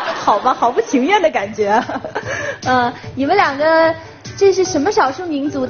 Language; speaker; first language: Chinese; native; Chinese